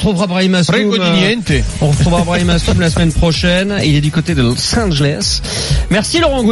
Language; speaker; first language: French; native; French